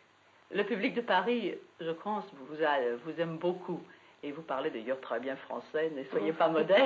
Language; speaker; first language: French; native; French